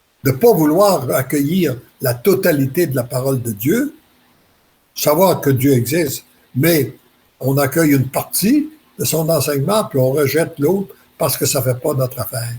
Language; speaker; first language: French; native; French